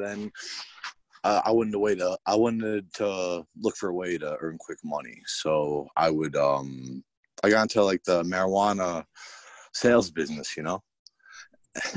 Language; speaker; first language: English; native; English